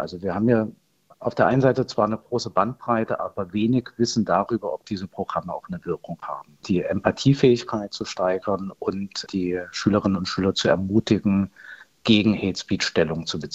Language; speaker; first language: German; native; German